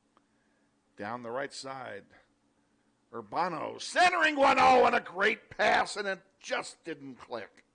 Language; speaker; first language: English; native; English